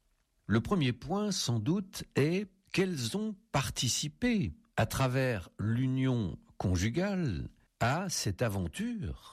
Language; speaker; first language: French; native; French